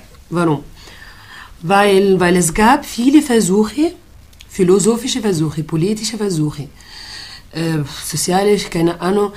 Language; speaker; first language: German; non-native, fluent; Arabic